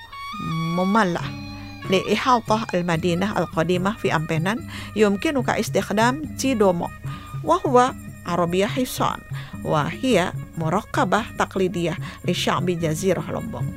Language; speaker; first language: Arabic; non-native, fluent; Indonesian